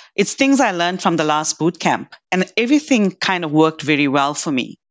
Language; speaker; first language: English; native; English